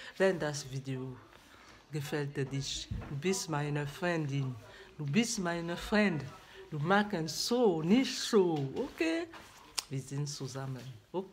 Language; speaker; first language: German; non-native, learner; French